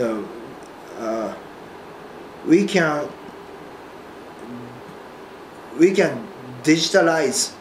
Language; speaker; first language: English; non-native, learner; Japanese